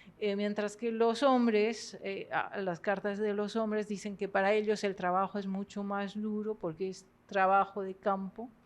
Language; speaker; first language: Spanish; non-native, fluent; French